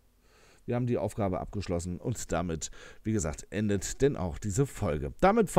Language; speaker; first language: German; native; German